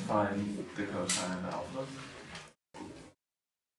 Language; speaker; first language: English; native; English